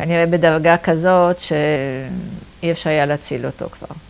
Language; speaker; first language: Hebrew; non-native, fluent; Polish